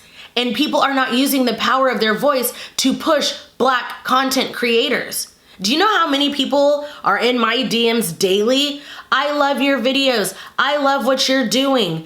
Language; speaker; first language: English; native; English